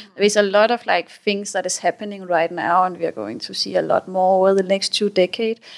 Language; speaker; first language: English; non-native, fluent; Danish